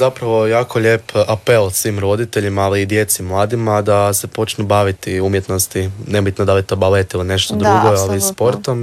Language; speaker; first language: Serbian; native; Serbian